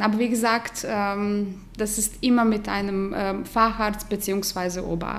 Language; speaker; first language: German; non-native, fluent; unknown